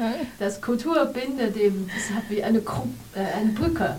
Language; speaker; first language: German; non-native, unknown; Chinese